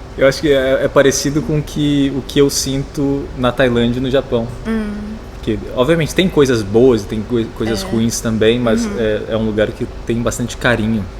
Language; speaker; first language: Portuguese; native; Portuguese